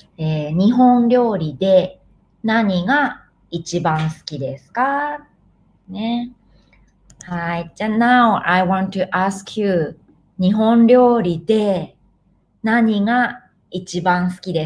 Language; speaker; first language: Japanese; non-native, fluent; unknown